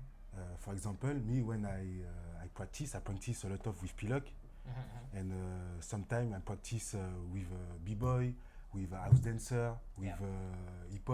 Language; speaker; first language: English; non-native, learner; French